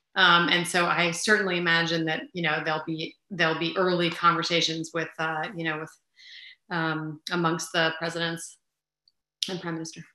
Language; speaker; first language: English; early bilingual, other home language; Armenian